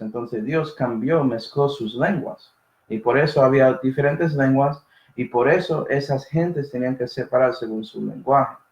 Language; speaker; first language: Spanish; early bilingual, heritage; Spanish